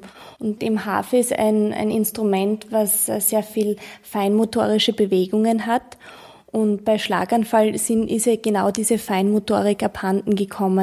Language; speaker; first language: German; native; German